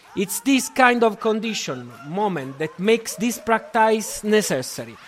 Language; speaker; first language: English; non-native, fluent; Italian